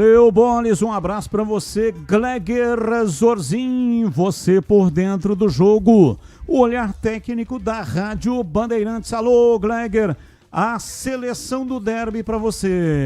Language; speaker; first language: Portuguese; native; Portuguese